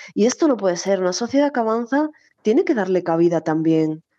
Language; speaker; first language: Spanish; native; Spanish